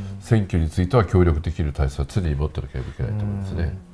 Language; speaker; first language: Japanese; native; Japanese